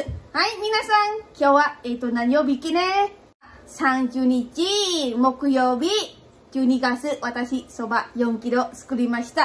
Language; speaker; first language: Japanese; non-native, fluent; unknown